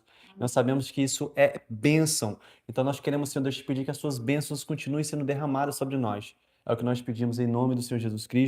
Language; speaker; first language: Portuguese; native; Portuguese